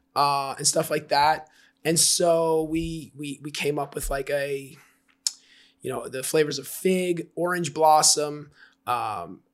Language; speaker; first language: English; native; English